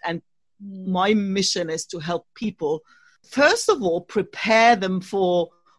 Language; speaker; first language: English; non-native, fluent; German